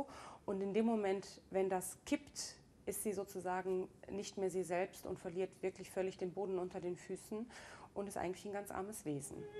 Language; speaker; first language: German; native; German